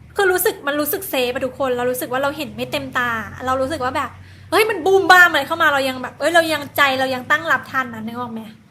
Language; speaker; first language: Thai; native; Thai